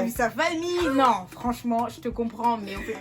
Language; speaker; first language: French; native; French